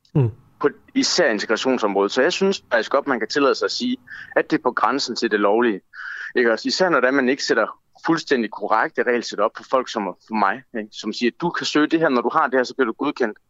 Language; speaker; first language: Danish; native; Danish